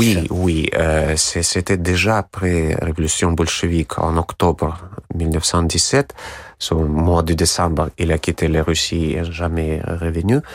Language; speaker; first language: French; non-native, learner; Russian